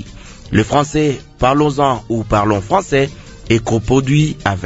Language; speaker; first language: French; non-native, local second language; Lingala